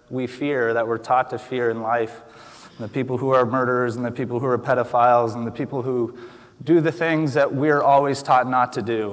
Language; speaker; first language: English; native; English